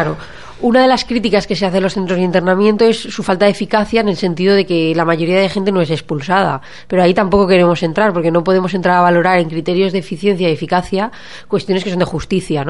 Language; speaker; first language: Spanish; native; Spanish